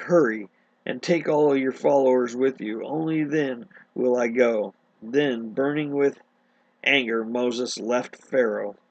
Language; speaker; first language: English; native; English